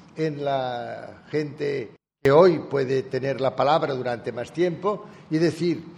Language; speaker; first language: Spanish; native; Spanish